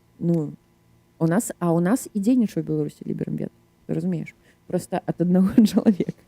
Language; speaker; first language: Belarusian; non-native, local second language; Russian